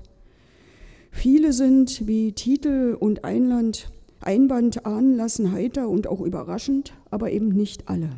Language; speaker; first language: German; native; German